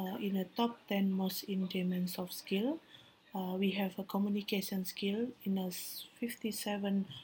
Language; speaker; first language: English; non-native, learner; Indonesian